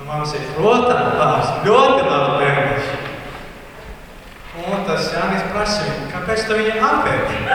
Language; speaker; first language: Latvian; non-native, learner; Portuguese